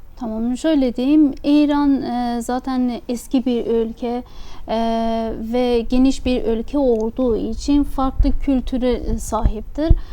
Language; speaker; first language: Turkish; non-native, fluent; Persian